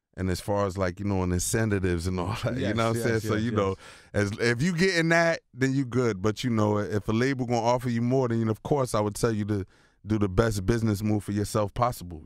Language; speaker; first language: English; native; English